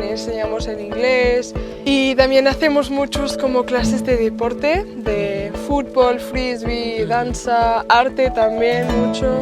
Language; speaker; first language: Spanish; non-native, fluent; German